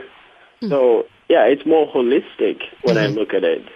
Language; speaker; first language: English; non-native, local second language; Akan